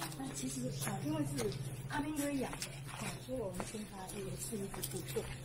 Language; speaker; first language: Chinese; native; Chinese